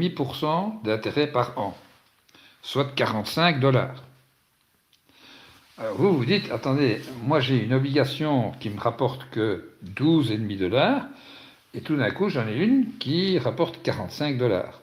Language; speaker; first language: French; native; French